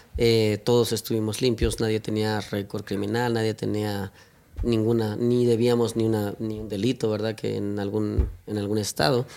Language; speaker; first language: Spanish; native; Spanish